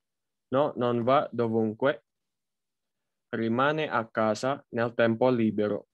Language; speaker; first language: Italian; non-native, fluent; Indonesian